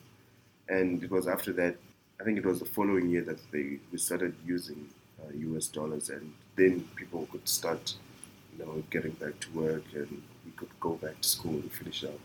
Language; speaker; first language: English; non-native, local second language; Shona